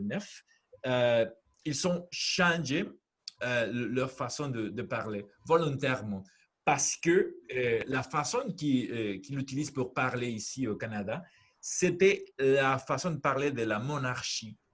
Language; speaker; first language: French; non-native, fluent; Spanish